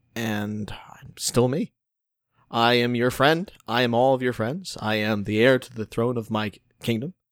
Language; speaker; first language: English; early bilingual, other home language; Hindi